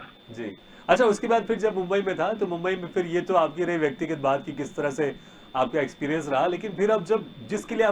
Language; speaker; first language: Hindi; native; Hindi